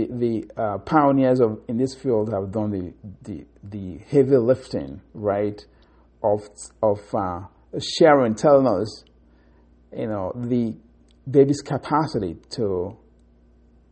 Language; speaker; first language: English; non-native, local second language; Igbo